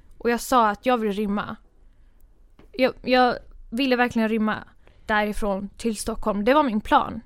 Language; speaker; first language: Swedish; early bilingual, other home language; Kurdish